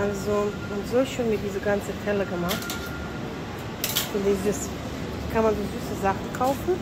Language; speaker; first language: German; non-native, fluent; Latvian